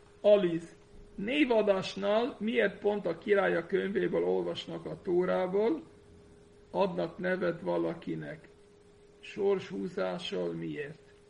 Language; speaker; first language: Hungarian; non-native, fluent; English